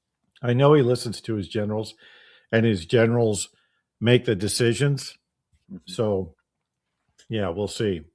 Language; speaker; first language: English; native; English